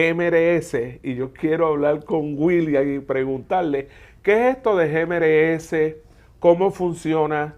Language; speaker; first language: Spanish; native; Spanish